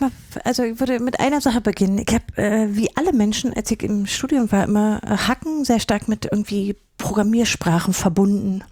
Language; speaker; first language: German; native; German